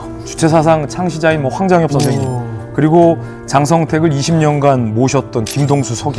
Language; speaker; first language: Korean; native; Korean